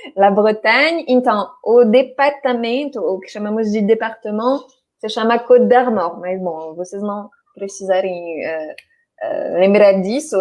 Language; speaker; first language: Portuguese; non-native, fluent; French